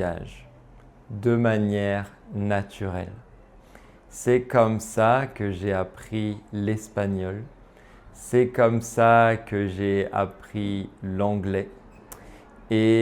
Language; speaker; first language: French; native; French